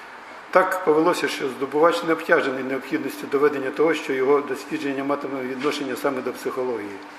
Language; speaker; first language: Ukrainian; native; Ukrainian